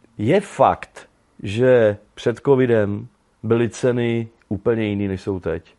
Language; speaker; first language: Czech; native; Czech